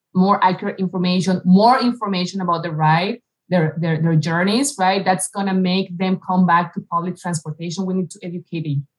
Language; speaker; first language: English; non-native, fluent; Spanish